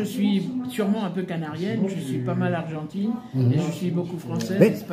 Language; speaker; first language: French; early bilingual, other home language; Spanish